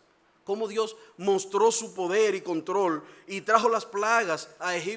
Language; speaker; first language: Spanish; native; Spanish